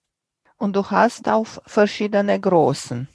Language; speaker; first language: German; non-native, fluent; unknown